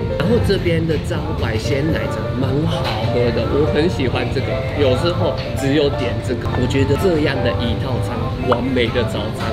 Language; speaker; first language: Chinese; non-native, fluent; Japanese